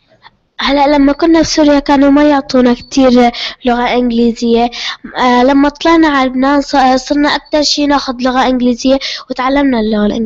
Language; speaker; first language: Arabic; native; Arabic